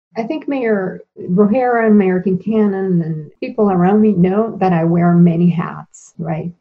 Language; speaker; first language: English; non-native, fluent; Spanish